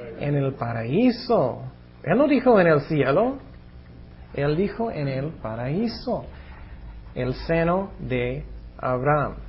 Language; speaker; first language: Spanish; non-native, fluent; English